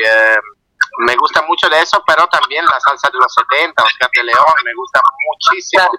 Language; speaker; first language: Spanish; non-native, fluent; Italian